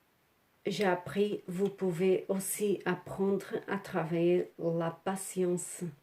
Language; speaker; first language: French; non-native, learner; Portuguese